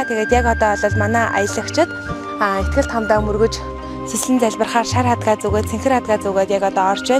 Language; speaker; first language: Mongolian; native; Mongolian